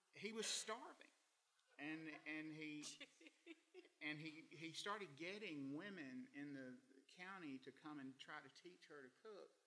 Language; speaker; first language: English; native; English